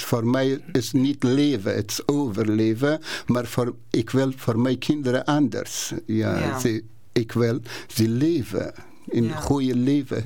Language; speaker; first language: Dutch; non-native, learner; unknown